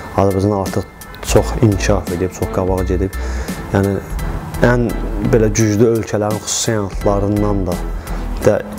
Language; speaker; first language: Azerbaijani; native; Azerbaijani